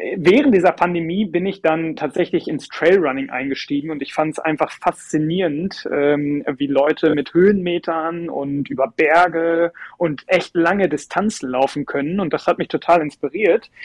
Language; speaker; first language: German; native; German